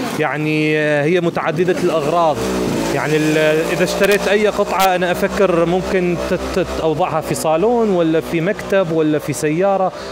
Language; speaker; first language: Arabic; native; Arabic